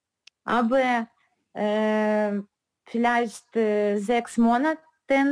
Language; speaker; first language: German; non-native, learner; Russian